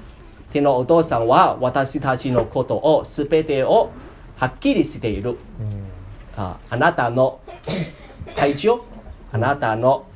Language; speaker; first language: Japanese; non-native, learner; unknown